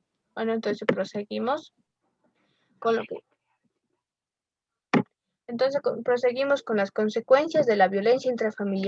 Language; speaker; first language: Spanish; native; Spanish